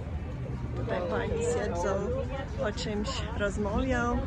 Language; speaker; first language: Polish; non-native, learner; Russian